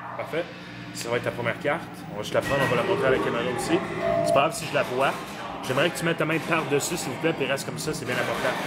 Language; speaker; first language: French; native; French